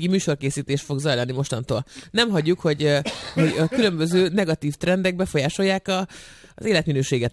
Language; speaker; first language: Hungarian; native; Hungarian